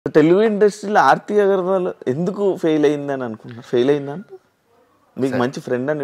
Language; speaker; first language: Telugu; native; Telugu